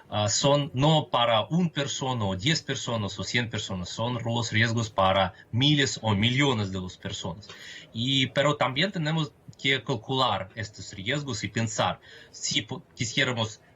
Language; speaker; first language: Spanish; non-native, fluent; Russian